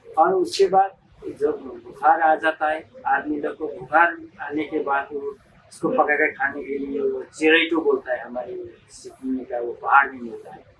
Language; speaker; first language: Hindi; non-native, local second language; Nepali